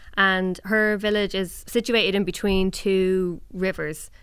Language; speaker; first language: English; native; English